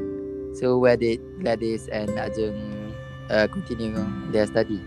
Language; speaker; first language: English; non-native, local second language; Malay